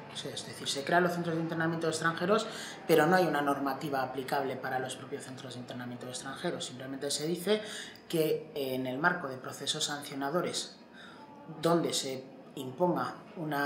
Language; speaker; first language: Spanish; native; Spanish